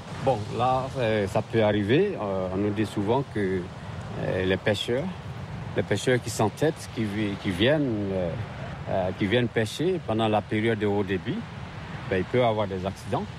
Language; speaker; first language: French; non-native, fluent; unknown